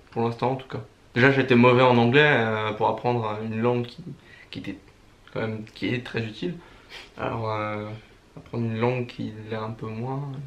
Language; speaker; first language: French; native; French